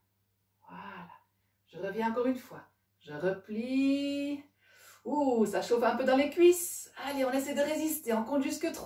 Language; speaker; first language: French; native; French